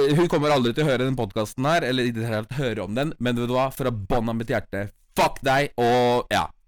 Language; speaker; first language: Norwegian; early bilingual, other home language; Polish